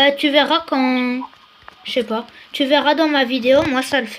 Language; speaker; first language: French; native; French